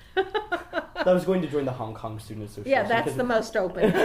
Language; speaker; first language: English; native; English